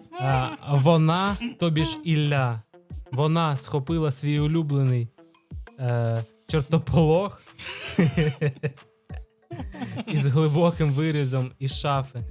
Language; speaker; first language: Ukrainian; non-native, local second language; Russian